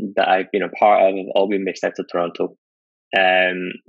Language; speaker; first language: English; native; English